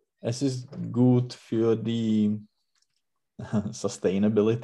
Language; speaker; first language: German; non-native, learner; Czech